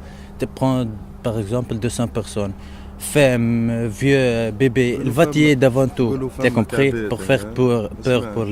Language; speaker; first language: French; non-native, learner; Arabic